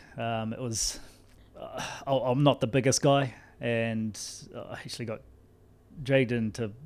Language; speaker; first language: English; native; English